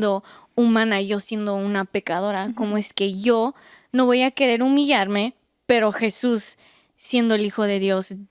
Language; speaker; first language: Spanish; early bilingual, heritage; Spanish